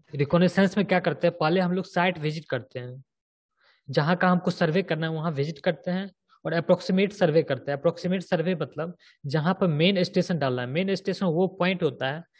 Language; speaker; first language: Hindi; native; Hindi